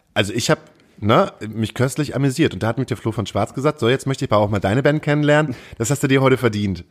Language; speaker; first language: German; native; German